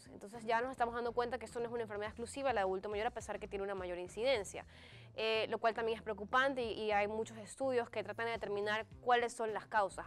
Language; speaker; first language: Spanish; native; Spanish